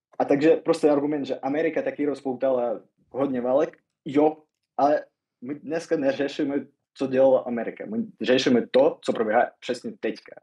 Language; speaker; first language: Czech; non-native, fluent; Russian